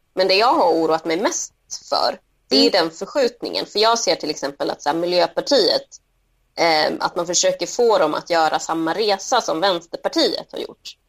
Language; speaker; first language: Swedish; early bilingual, other home language; Spanish